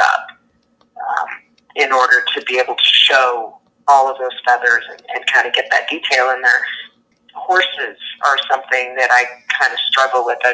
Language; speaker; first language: English; native; English